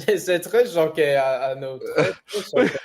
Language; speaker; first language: French; non-native, learner; English